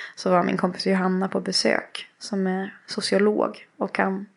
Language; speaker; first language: Swedish; native; Swedish